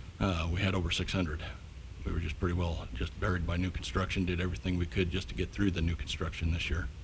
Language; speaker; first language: English; native; English